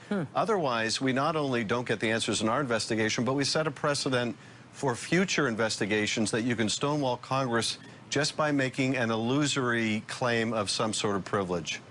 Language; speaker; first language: English; native; English